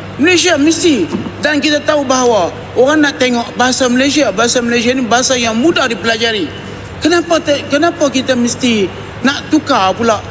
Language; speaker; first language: Malay; native; Malay